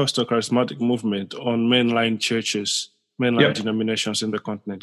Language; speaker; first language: English; non-native, local second language; Nyanja